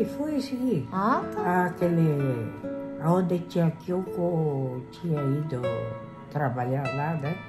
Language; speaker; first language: Portuguese; non-native, local second language; Japanese